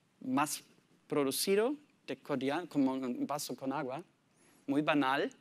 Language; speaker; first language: Spanish; non-native, learner; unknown